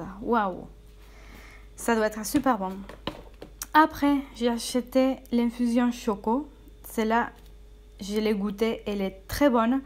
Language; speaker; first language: French; non-native, fluent; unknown